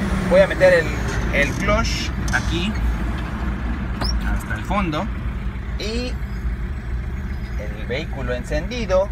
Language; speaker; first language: Spanish; native; Spanish